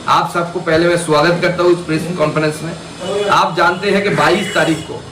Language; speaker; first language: Hindi; non-native, local second language; Bangla